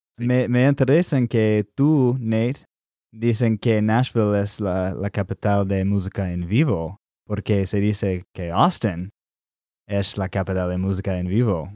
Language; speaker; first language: Spanish; non-native, learner; English